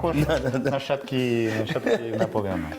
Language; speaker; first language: Russian; non-native, learner; French